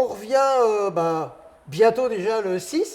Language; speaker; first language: French; native; French